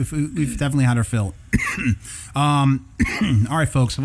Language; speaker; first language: English; native; English